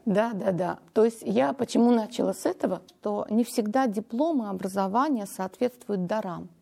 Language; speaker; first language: Russian; non-native, local second language; Armenian